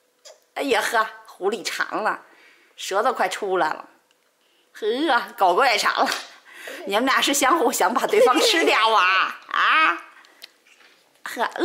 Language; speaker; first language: Chinese; native; Chinese